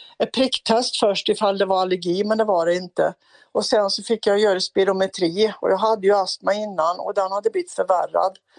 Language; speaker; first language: Swedish; native; Swedish